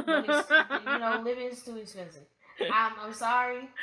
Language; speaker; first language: English; native; English